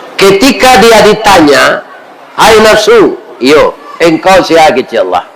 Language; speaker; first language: Malay; non-native, local second language; Minangkabau